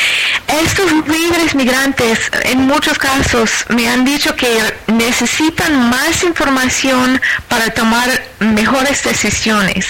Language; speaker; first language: Spanish; non-native, fluent; English